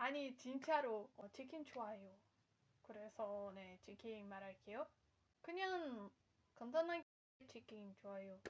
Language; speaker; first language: Korean; non-native, learner; Portuguese